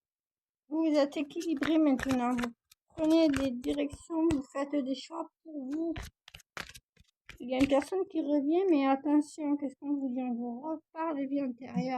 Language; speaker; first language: French; native; French